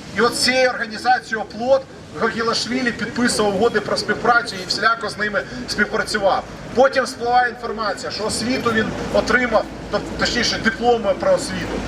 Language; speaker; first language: Ukrainian; native; Ukrainian